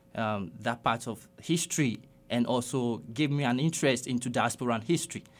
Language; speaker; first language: English; non-native, local second language; Ga